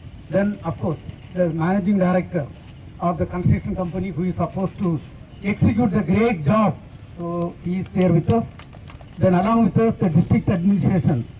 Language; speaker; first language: English; non-native, local second language; Tamil